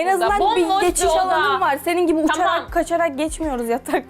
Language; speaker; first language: Turkish; native; Turkish